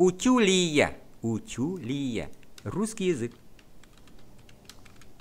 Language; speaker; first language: Russian; non-native, fluent; Vietnamese